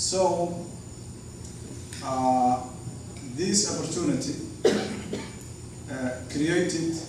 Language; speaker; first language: English; non-native, learner; Somali